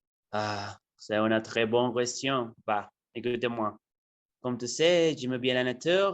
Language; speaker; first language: French; non-native, learner; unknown